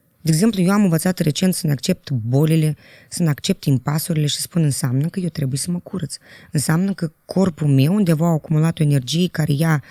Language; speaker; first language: Romanian; native; Romanian